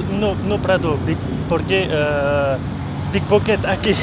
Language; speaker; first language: Spanish; non-native, learner; French